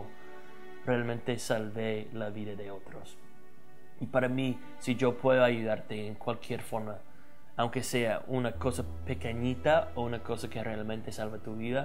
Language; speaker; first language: Spanish; non-native, fluent; English